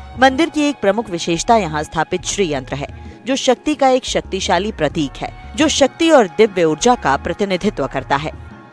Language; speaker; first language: Hindi; native; Hindi